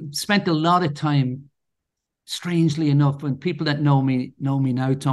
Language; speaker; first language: English; native; English